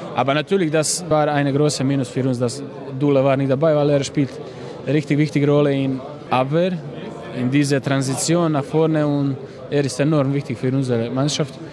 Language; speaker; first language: German; non-native, learner; Croatian